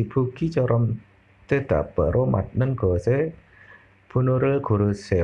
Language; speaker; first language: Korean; non-native, fluent; Indonesian